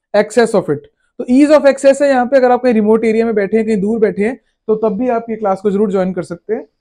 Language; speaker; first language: Hindi; native; Hindi